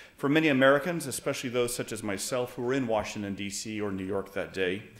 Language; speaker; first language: English; native; English